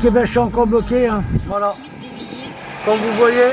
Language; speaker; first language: French; native; French